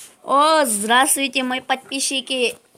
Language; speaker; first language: Russian; non-native, local second language; Kazakh